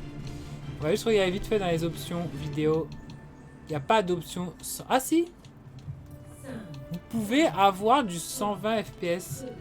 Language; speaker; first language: French; native; French